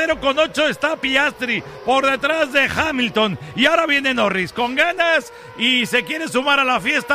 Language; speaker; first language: Spanish; native; Spanish